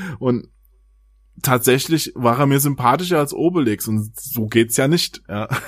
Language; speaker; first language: German; native; German